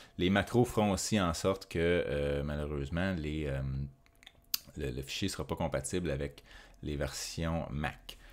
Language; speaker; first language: French; native; French